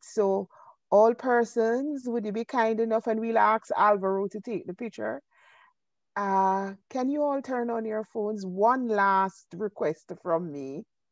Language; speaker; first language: English; native; English